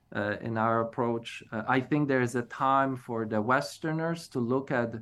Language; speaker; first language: English; non-native, fluent; Polish